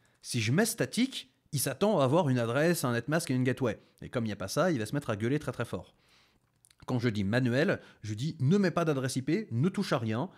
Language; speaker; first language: French; native; French